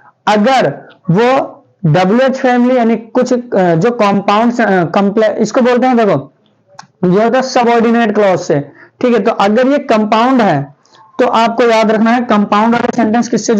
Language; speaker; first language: Hindi; native; Hindi